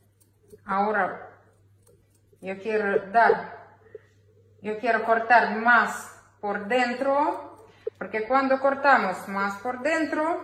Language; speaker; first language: Spanish; non-native, learner; Ukrainian